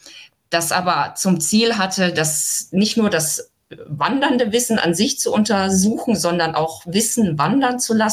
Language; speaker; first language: German; native; German